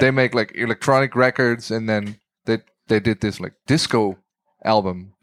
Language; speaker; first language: English; non-native, fluent; Dutch